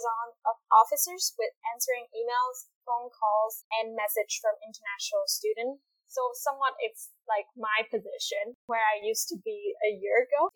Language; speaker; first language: English; non-native, fluent; Vietnamese